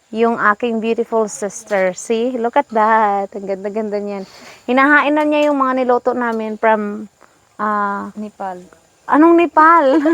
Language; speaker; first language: Filipino; non-native, local second language; Hiligaynon